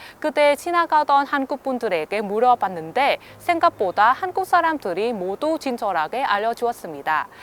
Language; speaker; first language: Korean; non-native, fluent; Vietnamese